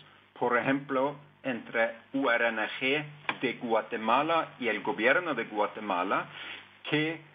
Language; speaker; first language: Spanish; non-native, fluent; Norwegian